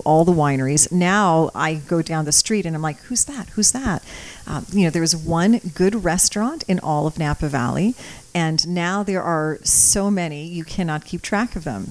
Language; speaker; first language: English; early bilingual, other home language; Croatian